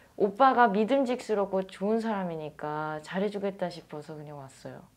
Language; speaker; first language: Korean; native; Korean